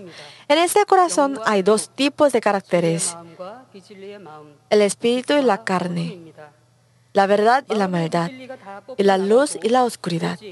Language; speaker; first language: Spanish; non-native, learner; Korean